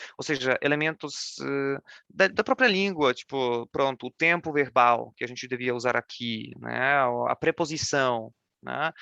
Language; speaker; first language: Portuguese; non-native, fluent; Polish